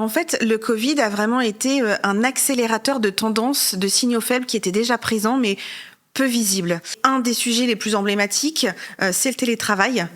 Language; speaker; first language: French; native; French